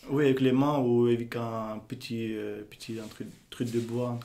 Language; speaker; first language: French; non-native, learner; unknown